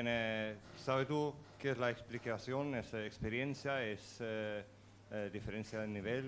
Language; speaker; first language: Spanish; non-native, fluent; Norwegian